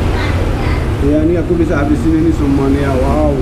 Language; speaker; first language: Indonesian; non-native, learner; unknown